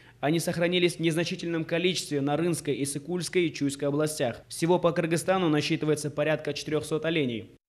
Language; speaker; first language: Russian; non-native, local second language; Kyrgyz